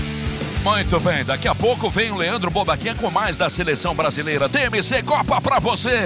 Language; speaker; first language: Portuguese; native; Portuguese